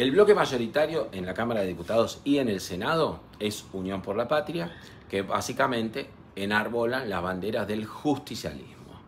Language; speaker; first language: Spanish; native; Spanish